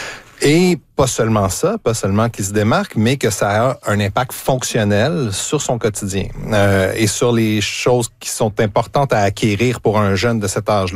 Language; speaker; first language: French; native; French